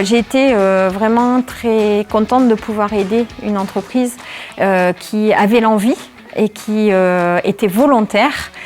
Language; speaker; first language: French; native; French